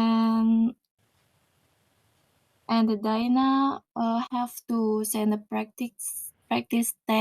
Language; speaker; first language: English; non-native, learner; Indonesian